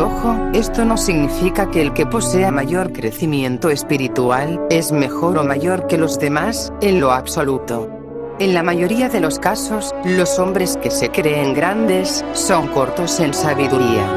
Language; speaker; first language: Spanish; native; Spanish